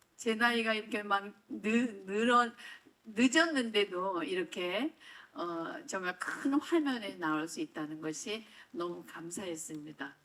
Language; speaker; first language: Korean; native; Korean